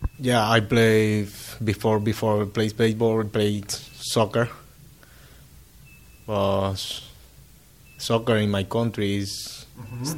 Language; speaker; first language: English; non-native, learner; Spanish